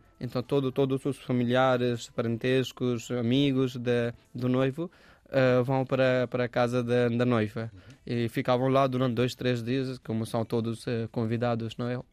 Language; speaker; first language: Portuguese; non-native, fluent; Hindi